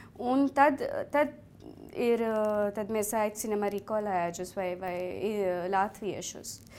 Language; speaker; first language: Latvian; non-native, fluent; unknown